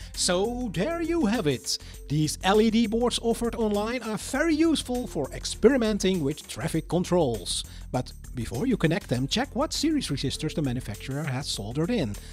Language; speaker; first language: English; non-native, fluent; Dutch